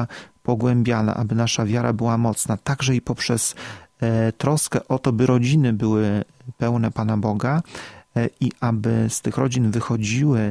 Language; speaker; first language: Polish; native; Polish